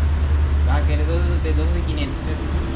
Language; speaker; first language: Spanish; native; Spanish